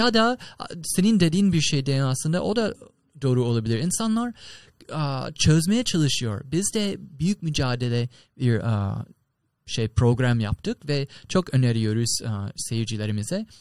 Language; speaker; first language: Turkish; non-native, learner; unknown